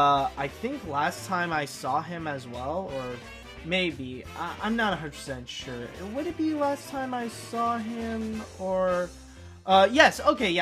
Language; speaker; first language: English; native; English